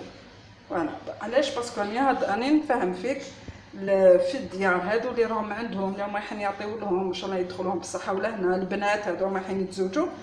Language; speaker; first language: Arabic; native; Arabic